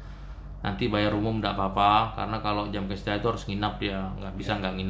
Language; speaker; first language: Indonesian; native; Indonesian